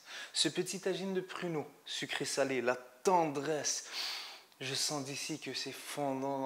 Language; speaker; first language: French; native; French